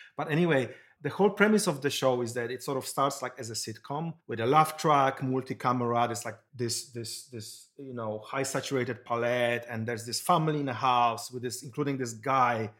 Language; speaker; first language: English; non-native, fluent; Polish